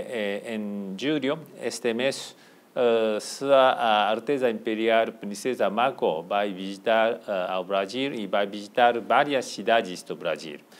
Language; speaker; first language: Portuguese; non-native, fluent; Japanese